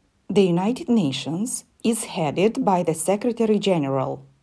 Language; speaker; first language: English; non-native, fluent; Romanian